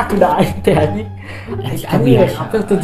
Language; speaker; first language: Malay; non-native, local second language; Sundanese